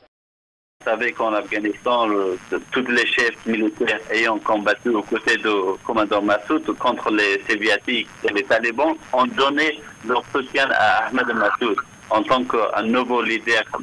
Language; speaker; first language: French; non-native, fluent; Persian